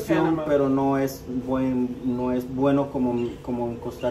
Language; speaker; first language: Spanish; non-native, local second language; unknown